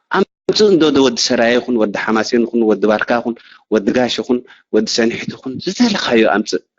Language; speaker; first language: Tigrinya; native; Tigrinya